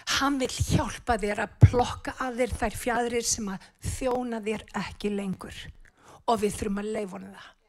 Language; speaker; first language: Icelandic; native; Icelandic